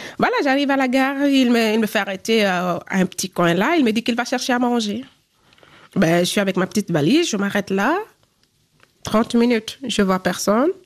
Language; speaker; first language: French; non-native, local second language; Fula